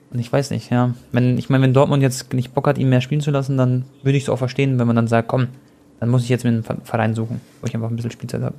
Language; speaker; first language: German; early bilingual, other home language; Croatian